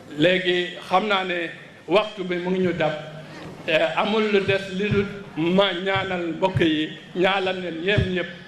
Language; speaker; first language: Wolof; non-native, local second language; Fula